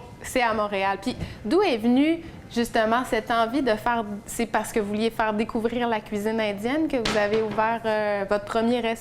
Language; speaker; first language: French; native; French